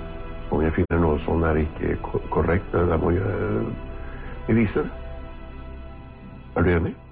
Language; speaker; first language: Norwegian; early bilingual, heritage; Spanish